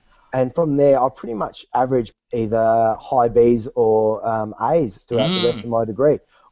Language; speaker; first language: English; native; English